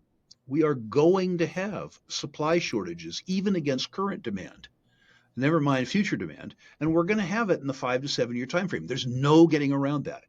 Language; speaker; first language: English; native; English